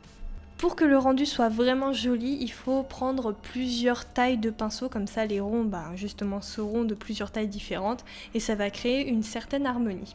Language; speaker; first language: French; native; French